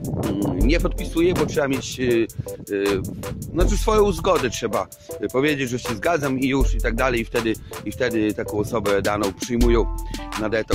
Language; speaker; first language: Polish; native; Polish